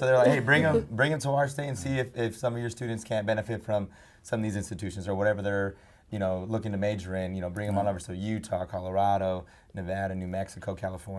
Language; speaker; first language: English; early bilingual, other home language; Spanish